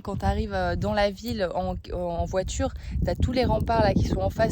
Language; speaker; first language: French; native; French